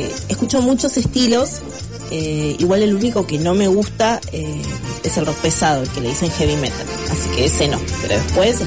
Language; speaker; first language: Spanish; native; Spanish